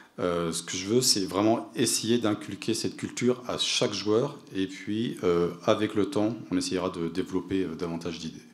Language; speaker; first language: French; native; French